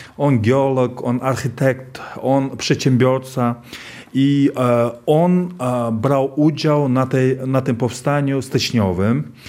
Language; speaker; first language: Polish; non-native, fluent; Kazakh